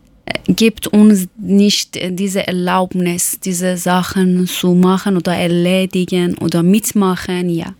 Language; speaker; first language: German; non-native, learner; Persian